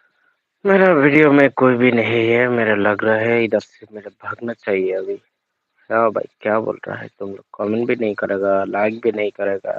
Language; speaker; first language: Hindi; non-native, learner; Bangla